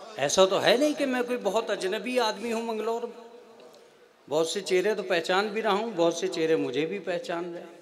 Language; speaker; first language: Hindi; native; Hindi